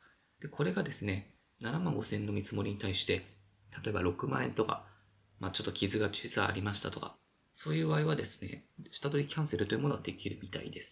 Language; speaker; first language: Japanese; native; Japanese